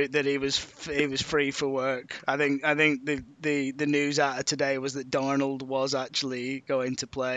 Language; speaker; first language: English; native; English